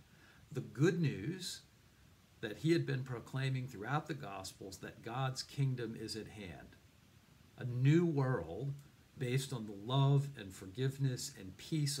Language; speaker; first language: English; native; English